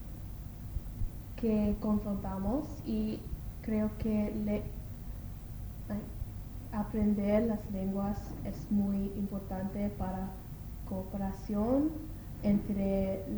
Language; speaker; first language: Spanish; non-native, learner; English